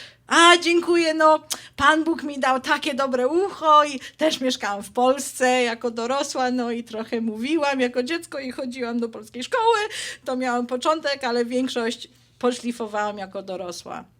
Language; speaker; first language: Polish; early bilingual, heritage; Polish